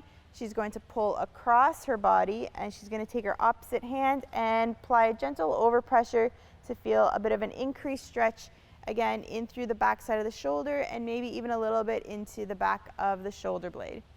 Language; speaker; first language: English; native; English